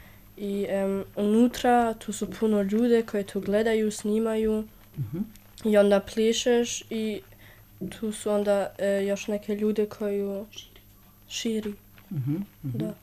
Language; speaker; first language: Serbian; early bilingual, heritage; Serbian